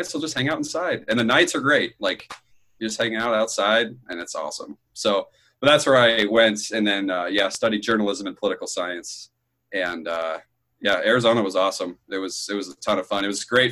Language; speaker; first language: English; native; English